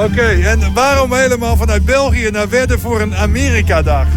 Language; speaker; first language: Dutch; native; Dutch